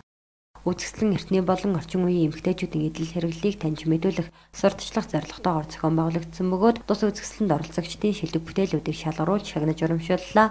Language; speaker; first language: Mongolian; native; Mongolian